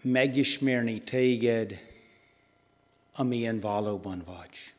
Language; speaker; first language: Hungarian; non-native, learner; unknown